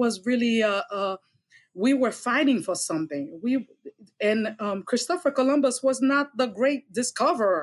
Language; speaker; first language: English; non-native, fluent; Haitian Creole